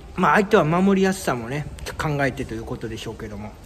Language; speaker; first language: Japanese; native; Japanese